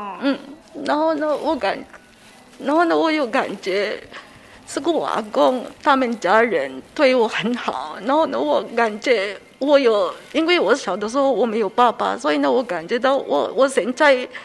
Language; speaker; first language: Chinese; non-native, learner; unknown